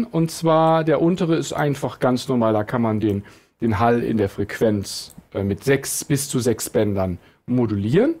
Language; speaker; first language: German; native; German